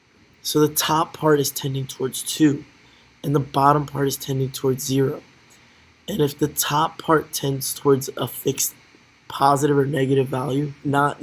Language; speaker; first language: English; native; English